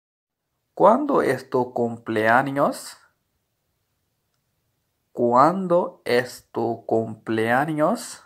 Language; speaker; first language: Spanish; non-native, learner; Urdu